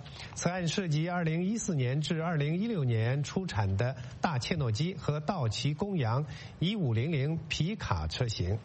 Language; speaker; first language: Chinese; native; Chinese